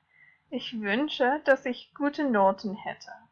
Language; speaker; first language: German; non-native, fluent; English